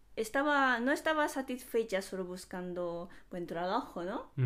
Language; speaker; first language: Spanish; non-native, fluent; Japanese